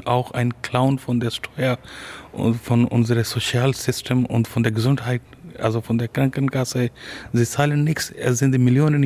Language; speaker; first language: German; non-native, learner; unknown